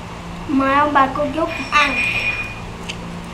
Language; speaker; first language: Vietnamese; native; Vietnamese